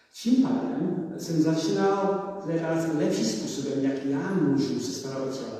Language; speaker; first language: Czech; non-native, learner; English